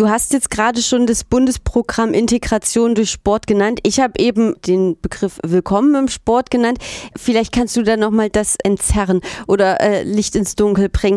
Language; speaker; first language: German; native; German